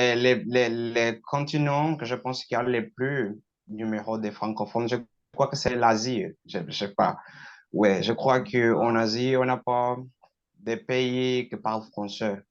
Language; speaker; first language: French; non-native, learner; Portuguese